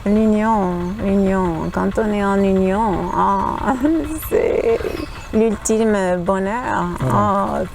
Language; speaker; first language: French; non-native, fluent; English